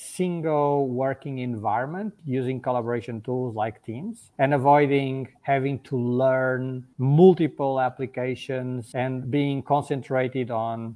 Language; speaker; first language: English; non-native, fluent; Portuguese